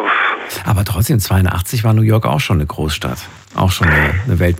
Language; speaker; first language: German; native; German